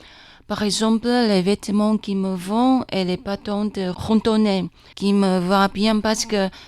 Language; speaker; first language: French; non-native, fluent; Chinese